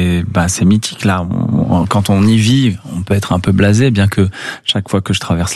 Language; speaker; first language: French; native; French